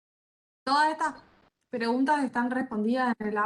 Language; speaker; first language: Spanish; native; Spanish